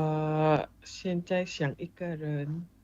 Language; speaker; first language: Chinese; non-native, learner; Indonesian